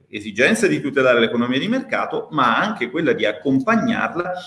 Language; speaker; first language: Italian; native; Italian